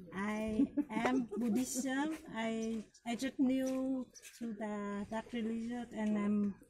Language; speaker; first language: English; non-native, fluent; Vietnamese